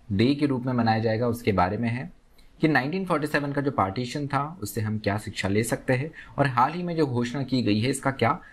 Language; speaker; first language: Hindi; native; Hindi